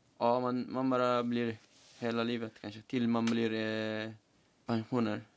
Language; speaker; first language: Swedish; non-native, learner; Tigrinya